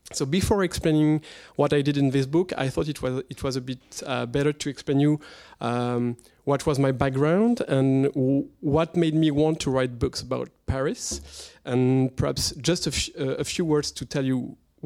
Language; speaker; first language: English; non-native, fluent; French